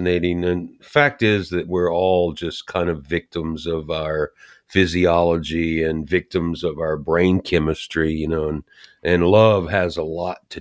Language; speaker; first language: English; native; English